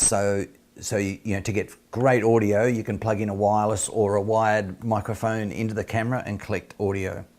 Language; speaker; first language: English; native; English